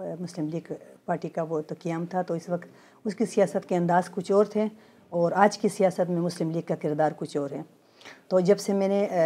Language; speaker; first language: Urdu; non-native, local second language; Khowar